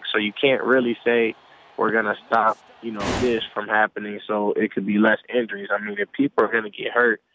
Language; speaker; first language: English; native; English